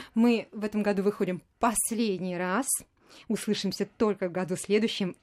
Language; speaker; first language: Russian; native; Russian